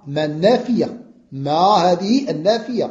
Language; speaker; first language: Arabic; non-native, fluent; French